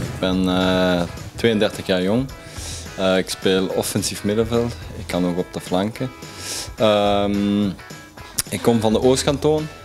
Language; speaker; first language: Dutch; non-native, local second language; German